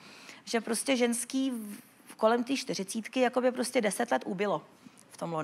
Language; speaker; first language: Czech; native; Czech